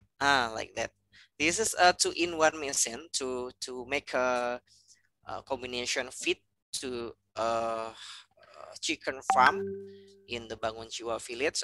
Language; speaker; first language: English; non-native, fluent; Indonesian